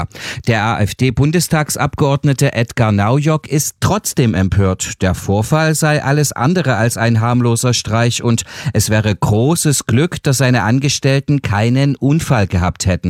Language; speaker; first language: German; native; German